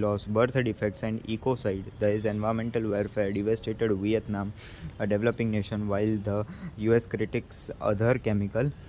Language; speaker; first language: Hindi; native; Hindi